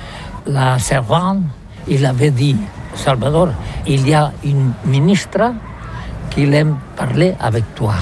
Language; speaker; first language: French; non-native, learner; Catalan